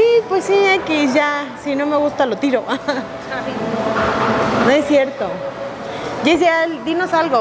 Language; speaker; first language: Spanish; native; Spanish